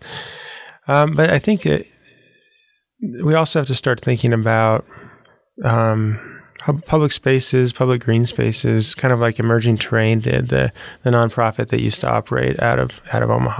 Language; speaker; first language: English; native; English